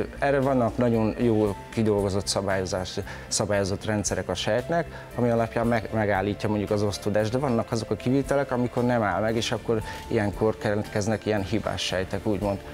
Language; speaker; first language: Hungarian; native; Hungarian